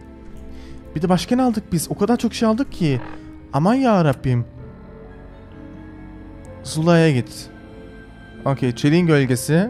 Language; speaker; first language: Turkish; early bilingual, heritage; Turkish